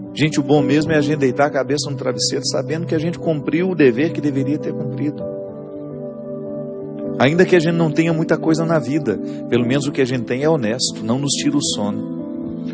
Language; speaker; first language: Portuguese; native; Portuguese